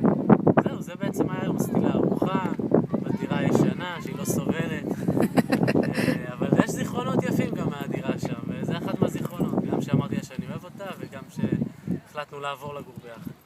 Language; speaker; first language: Hebrew; native; Hebrew